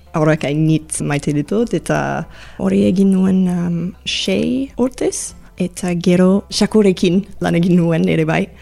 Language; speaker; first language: Basque; non-native, learner; English